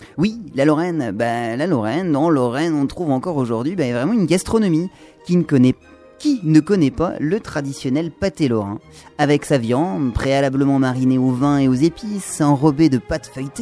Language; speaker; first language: French; native; French